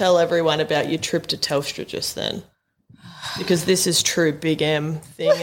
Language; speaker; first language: English; native; English